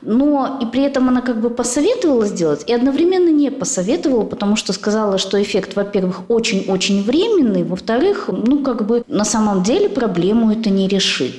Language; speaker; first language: Russian; native; Russian